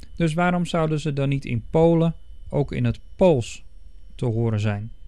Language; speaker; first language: Dutch; native; Dutch